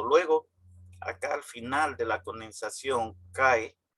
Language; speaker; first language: Spanish; native; Spanish